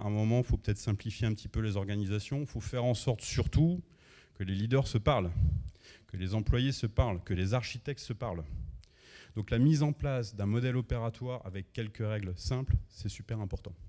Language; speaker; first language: French; native; French